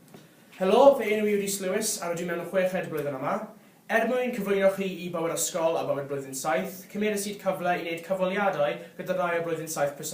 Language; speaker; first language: Welsh; non-native, local second language; English